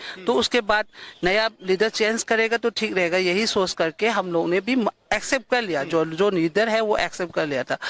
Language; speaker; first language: Hindi; non-native, local second language; Manipuri